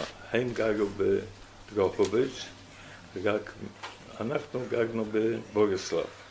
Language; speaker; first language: Hebrew; non-native, fluent; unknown